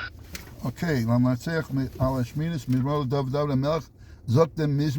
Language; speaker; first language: Hebrew; non-native, fluent; English